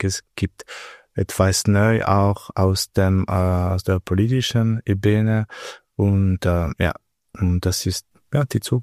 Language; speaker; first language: German; non-native, local second language; French